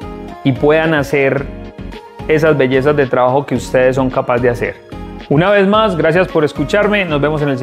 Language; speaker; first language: Spanish; native; Spanish